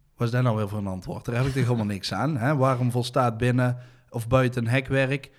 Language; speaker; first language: Dutch; native; Dutch